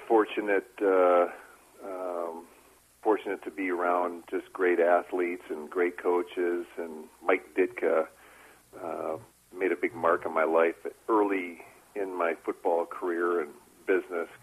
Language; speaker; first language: English; native; English